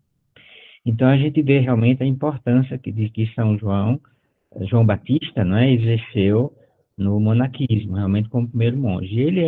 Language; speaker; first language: Portuguese; native; Portuguese